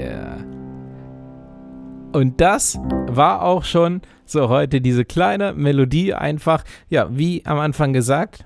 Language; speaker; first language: German; native; German